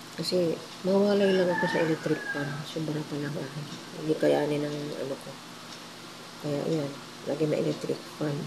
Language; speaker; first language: Filipino; native; Filipino